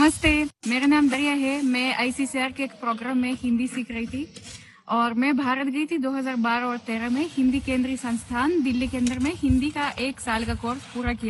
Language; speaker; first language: Hindi; non-native, fluent; Russian